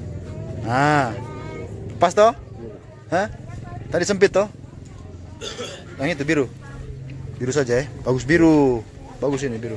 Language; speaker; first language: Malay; non-native, local second language; Javanese